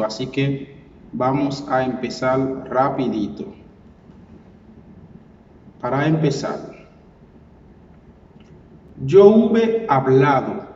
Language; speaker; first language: Spanish; non-native, learner; Haitian Creole